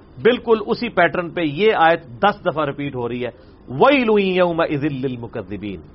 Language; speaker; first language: Urdu; non-native, local second language; Punjabi